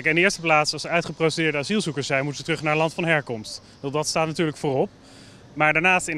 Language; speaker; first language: Dutch; native; Dutch